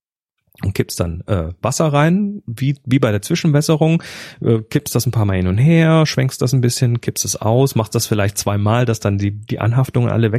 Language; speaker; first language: German; native; German